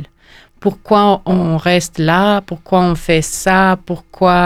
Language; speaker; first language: French; non-native, fluent; Romanian